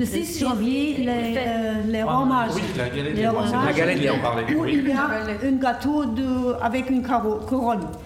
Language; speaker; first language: French; non-native, learner; German